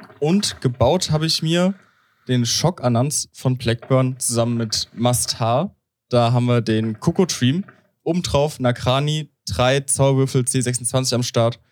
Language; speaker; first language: German; native; German